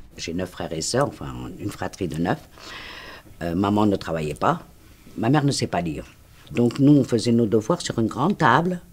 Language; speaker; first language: French; early bilingual, other home language; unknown